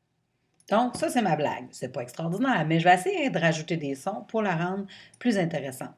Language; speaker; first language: French; native; French